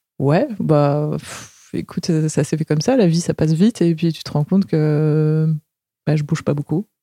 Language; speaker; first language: French; native; French